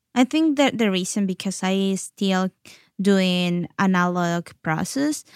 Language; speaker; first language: English; non-native, fluent; Spanish